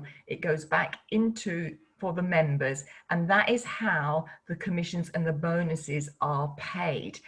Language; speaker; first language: English; native; English